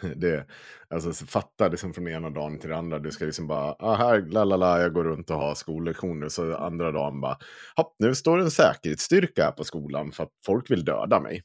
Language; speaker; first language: Swedish; native; Swedish